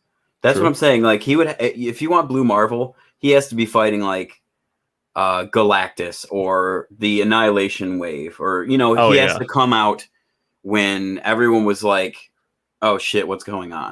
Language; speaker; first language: English; native; English